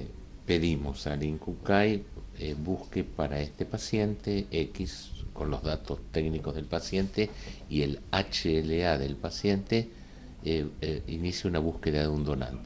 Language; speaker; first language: Spanish; native; Spanish